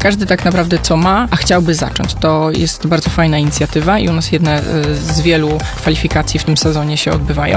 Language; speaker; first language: Polish; native; Polish